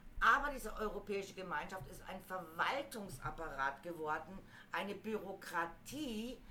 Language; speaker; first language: German; native; German